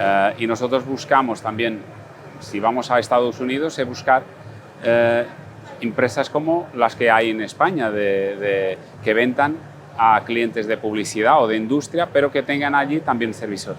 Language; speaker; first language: Spanish; non-native, fluent; Portuguese